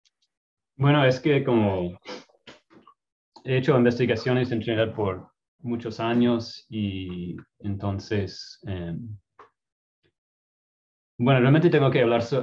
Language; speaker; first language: Spanish; non-native, fluent; English